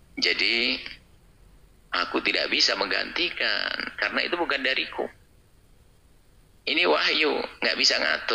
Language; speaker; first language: Indonesian; native; Indonesian